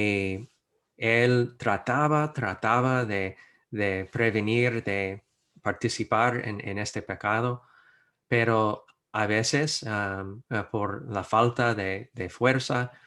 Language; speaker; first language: Spanish; non-native, fluent; English